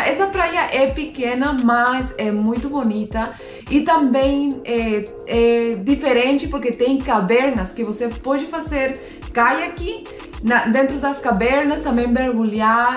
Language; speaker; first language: Portuguese; non-native, fluent; Spanish